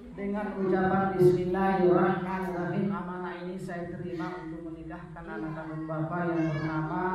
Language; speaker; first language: Indonesian; native; Indonesian